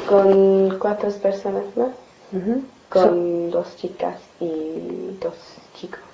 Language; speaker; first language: Spanish; non-native, learner; English